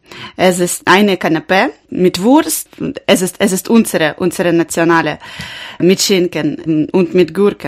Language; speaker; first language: German; non-native, learner; Ukrainian